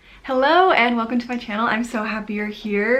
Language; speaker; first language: English; native; English